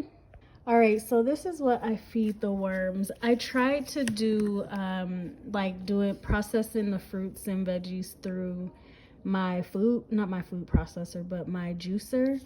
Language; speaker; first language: English; native; English